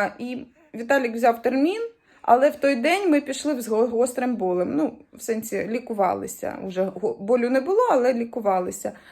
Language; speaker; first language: Ukrainian; native; Ukrainian